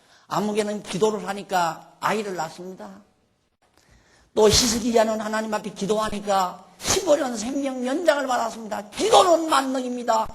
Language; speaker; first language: Korean; native; Korean